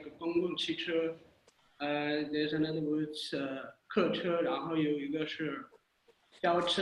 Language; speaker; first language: Chinese; non-native, learner; English